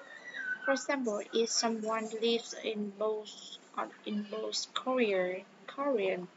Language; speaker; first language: English; non-native, learner; Vietnamese